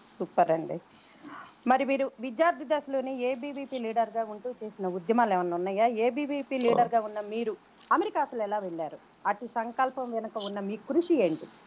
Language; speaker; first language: Telugu; native; Telugu